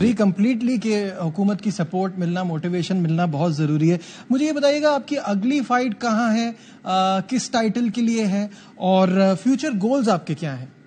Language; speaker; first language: Urdu; native; Urdu